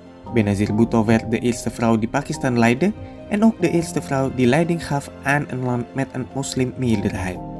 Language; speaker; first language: Dutch; non-native, fluent; Indonesian